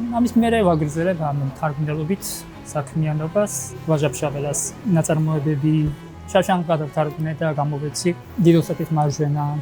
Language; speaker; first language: Georgian; non-native, fluent; Japanese